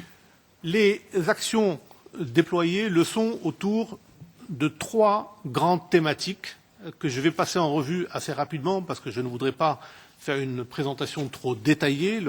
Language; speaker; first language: French; non-native, local second language; Arabic